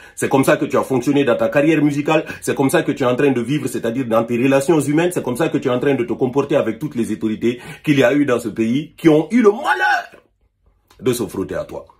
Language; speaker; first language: French; non-native, local second language; Fula